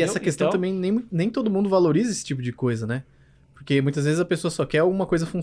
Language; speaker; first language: Portuguese; native; Portuguese